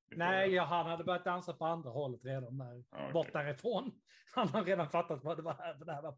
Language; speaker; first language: Swedish; native; Swedish